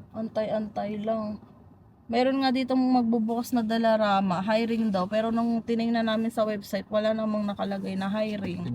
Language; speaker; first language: Filipino; native; Filipino